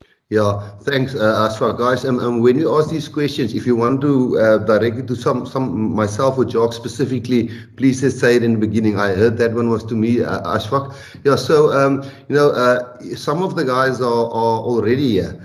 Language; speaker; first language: English; non-native, local second language; Afrikaans